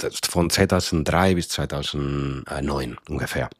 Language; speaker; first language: German; non-native, fluent; Spanish